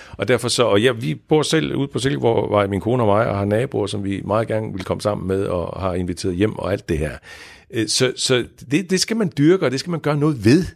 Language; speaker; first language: Danish; native; Danish